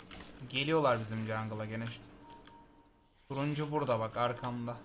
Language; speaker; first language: Turkish; native; Turkish